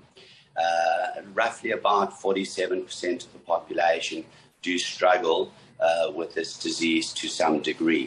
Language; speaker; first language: English; native; English